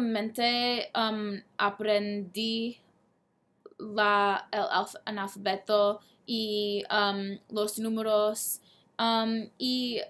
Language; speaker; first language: Spanish; non-native, learner; English